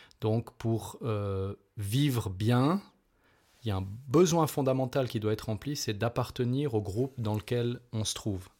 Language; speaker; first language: French; native; French